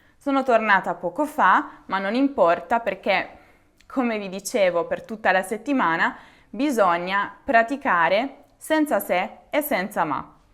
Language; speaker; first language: Italian; native; Italian